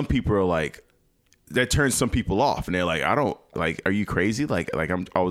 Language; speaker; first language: English; native; English